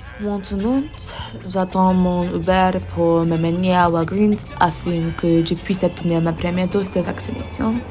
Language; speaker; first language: French; non-native, learner; English